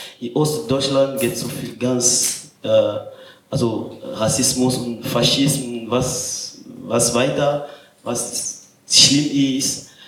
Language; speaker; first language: German; non-native, learner; French